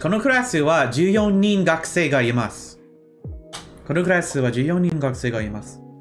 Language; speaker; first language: Japanese; non-native, fluent; English